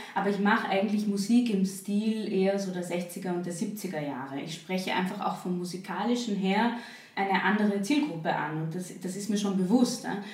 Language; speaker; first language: German; native; German